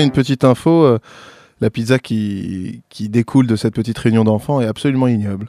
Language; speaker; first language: French; native; French